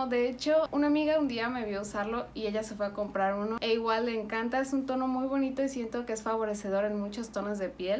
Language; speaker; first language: Spanish; native; Spanish